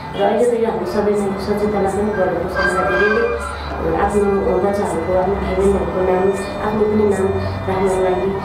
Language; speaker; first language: Nepali; non-native, local second language; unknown